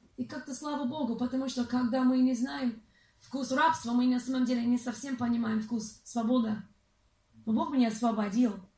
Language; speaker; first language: Russian; non-native, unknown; English